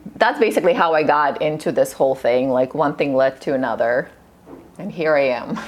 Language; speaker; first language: English; early bilingual, other home language; Russian